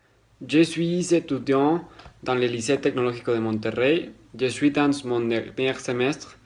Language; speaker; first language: French; non-native, learner; Spanish